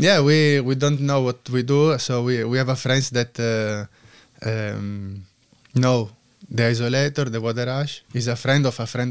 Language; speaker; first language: English; non-native, learner; Italian